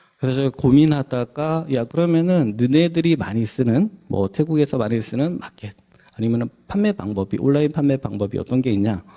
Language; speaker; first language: Korean; native; Korean